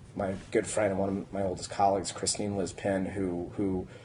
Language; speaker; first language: English; native; English